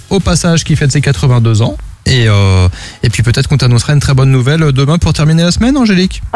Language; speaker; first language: French; native; French